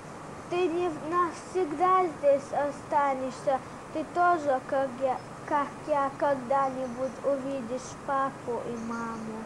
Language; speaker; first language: Russian; non-native, local second language; Chechen